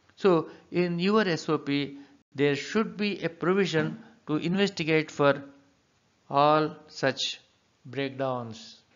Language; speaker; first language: English; non-native, local second language; Telugu